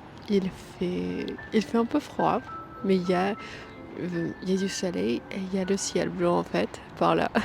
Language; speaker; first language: French; non-native, fluent; Armenian